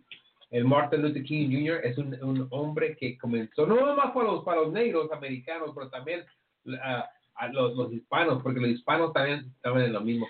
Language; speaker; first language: Spanish; early bilingual, heritage; Spanish